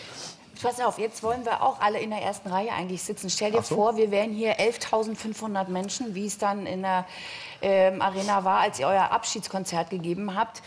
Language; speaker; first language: German; native; German